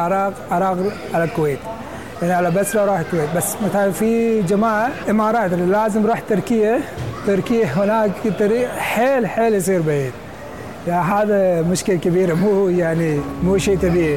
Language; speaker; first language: Arabic; non-native, learner; Persian